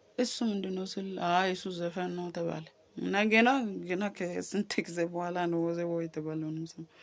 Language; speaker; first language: Amharic; non-native, local second language; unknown